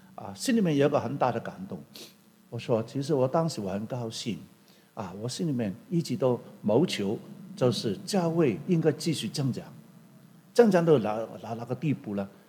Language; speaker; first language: Chinese; non-native, local second language; Cantonese